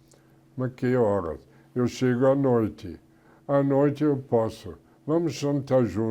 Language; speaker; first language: Portuguese; non-native, fluent; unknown